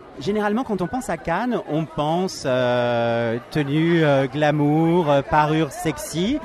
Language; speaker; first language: French; native; French